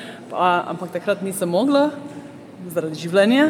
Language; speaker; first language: Slovenian; early bilingual, heritage; Slovenian